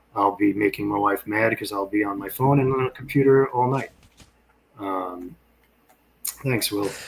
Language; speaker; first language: English; native; English